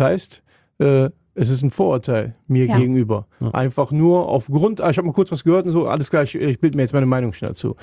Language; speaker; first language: German; native; German